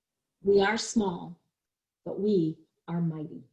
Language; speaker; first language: English; native; English